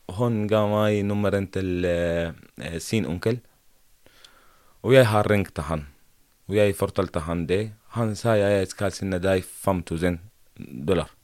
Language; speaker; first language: Norwegian; non-native, learner; Arabic